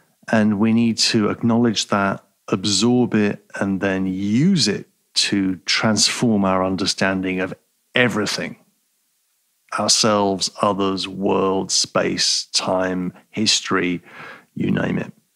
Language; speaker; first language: English; native; English